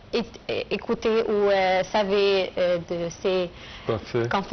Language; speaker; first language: French; non-native, fluent; Arabic